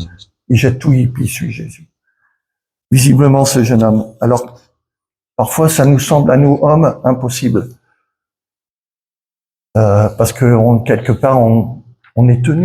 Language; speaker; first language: French; native; French